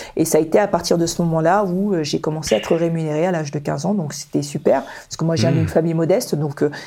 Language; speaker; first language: French; early bilingual, other home language; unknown